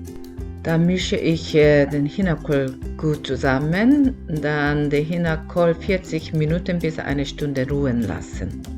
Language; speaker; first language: German; non-native, learner; Korean